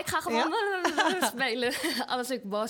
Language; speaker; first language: Dutch; non-native, fluent; Arabic